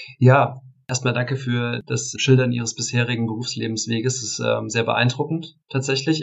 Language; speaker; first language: German; native; German